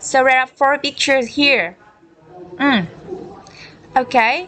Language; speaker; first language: English; non-native, learner; Vietnamese